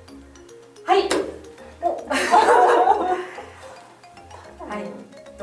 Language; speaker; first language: Japanese; non-native, fluent; Chinese